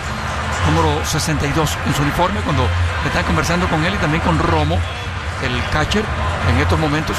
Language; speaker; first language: Spanish; native; Spanish